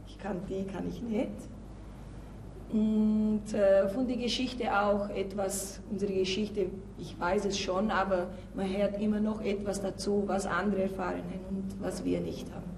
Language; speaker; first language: German; early bilingual, heritage; German